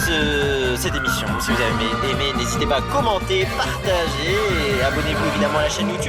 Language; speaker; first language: French; native; French